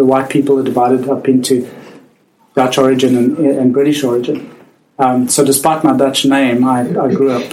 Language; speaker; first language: English; native; English